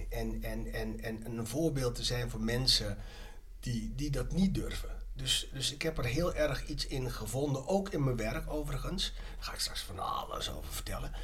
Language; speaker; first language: Dutch; native; Dutch